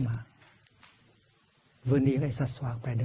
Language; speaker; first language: French; non-native, fluent; Vietnamese